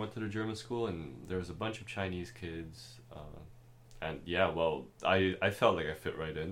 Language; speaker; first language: English; non-native, local second language; German